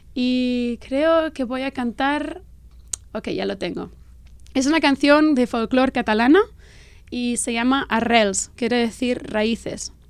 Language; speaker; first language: Spanish; non-native, local second language; Catalan